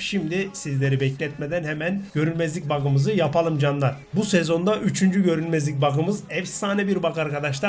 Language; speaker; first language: Turkish; native; Turkish